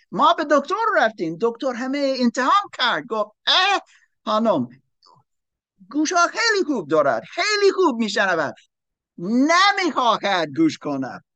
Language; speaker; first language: Persian; non-native, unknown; English